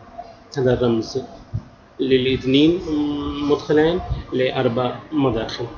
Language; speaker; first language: Arabic; non-native, learner; Urdu